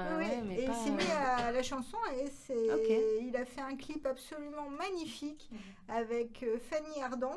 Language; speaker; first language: French; native; French